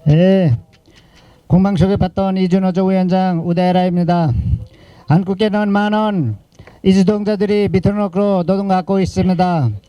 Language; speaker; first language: Korean; non-native, fluent; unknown